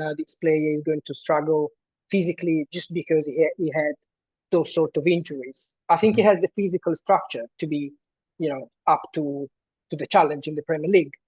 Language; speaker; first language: English; non-native, fluent; Italian